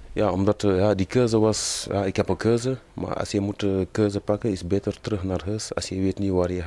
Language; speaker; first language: Dutch; non-native, learner; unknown